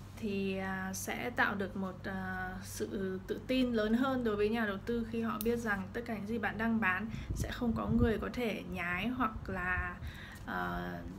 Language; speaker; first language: Vietnamese; early bilingual, heritage; Vietnamese